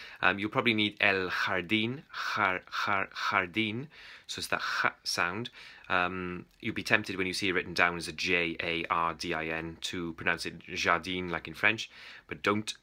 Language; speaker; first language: English; native; English